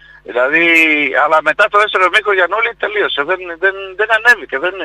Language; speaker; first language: Greek; non-native, fluent; Spanish